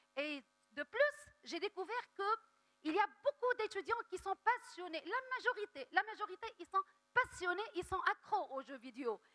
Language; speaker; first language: French; non-native, local second language; Arabic